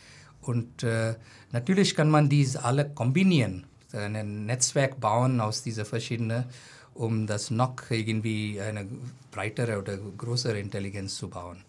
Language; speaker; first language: German; non-native, fluent; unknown